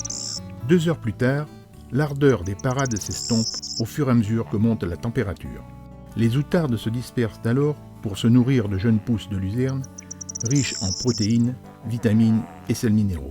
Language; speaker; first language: French; native; French